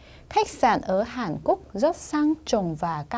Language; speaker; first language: Vietnamese; non-native, fluent; Korean